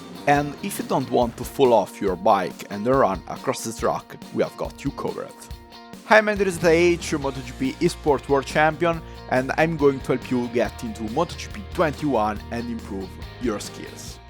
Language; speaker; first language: English; non-native, fluent; German